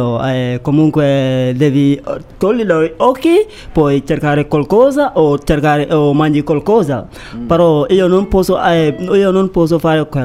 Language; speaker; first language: Italian; non-native, learner; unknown